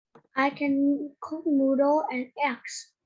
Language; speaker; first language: English; non-native, learner; Vietnamese